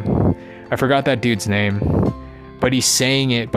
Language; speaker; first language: English; native; English